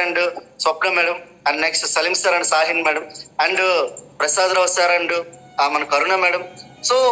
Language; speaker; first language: Telugu; native; Telugu